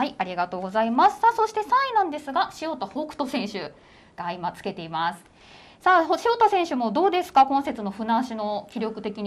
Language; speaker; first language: Japanese; native; Japanese